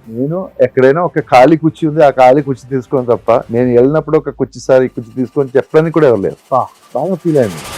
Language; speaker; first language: Telugu; non-native, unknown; Malayalam